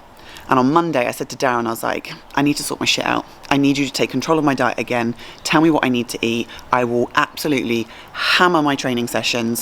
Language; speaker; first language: English; native; English